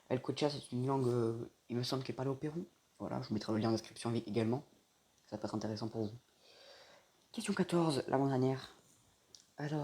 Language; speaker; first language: French; native; French